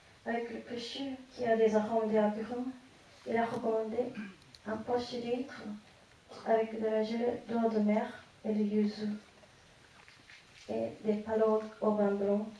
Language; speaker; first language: French; non-native, fluent; Japanese